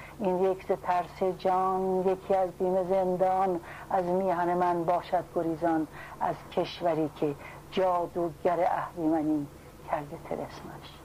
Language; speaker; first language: Persian; native; Persian